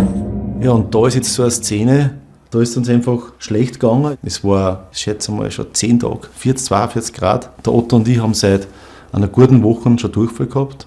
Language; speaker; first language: German; native; German